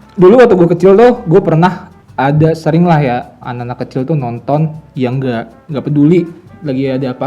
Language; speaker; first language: Indonesian; native; Indonesian